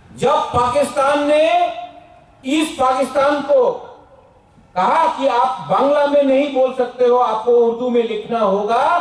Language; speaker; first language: Hindi; non-native, local second language; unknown